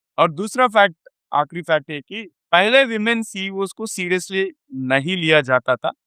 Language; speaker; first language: Hindi; native; Hindi